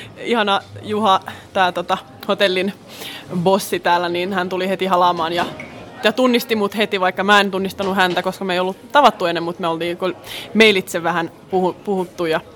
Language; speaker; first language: Finnish; non-native, local second language; Swedish